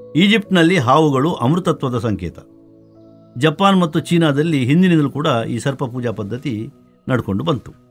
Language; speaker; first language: Kannada; non-native, local second language; Tulu